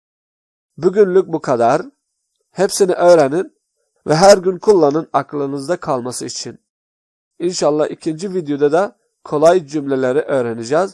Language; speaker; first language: Turkish; non-native, fluent; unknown